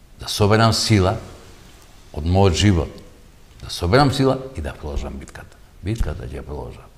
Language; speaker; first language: Macedonian; native; Macedonian